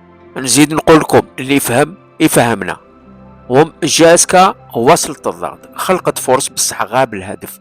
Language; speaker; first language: Arabic; non-native, local second language; Kabyle